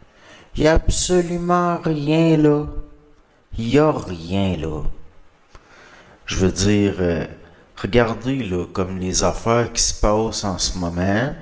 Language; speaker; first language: French; native; French